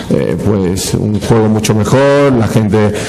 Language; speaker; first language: Spanish; native; Spanish